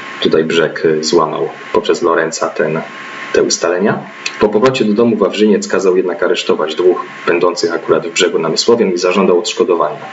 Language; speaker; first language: Polish; native; Polish